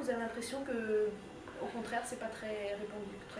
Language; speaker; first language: French; native; French